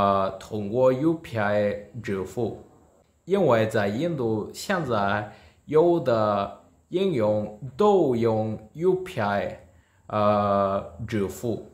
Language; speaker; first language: Chinese; non-native, learner; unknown